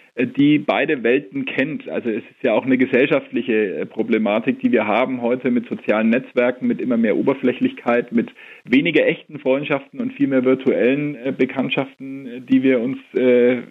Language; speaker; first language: German; native; German